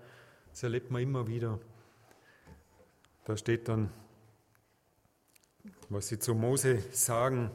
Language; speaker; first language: German; native; German